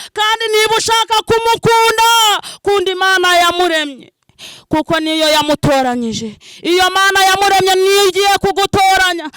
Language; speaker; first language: Kinyarwanda; non-native, local second language; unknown